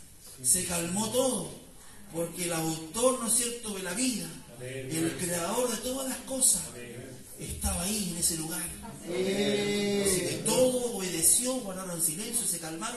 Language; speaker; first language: Spanish; native; Spanish